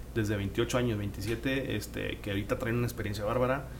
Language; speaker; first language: Spanish; native; Spanish